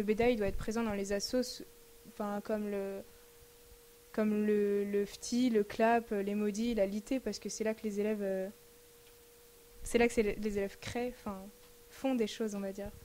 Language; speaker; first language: French; native; French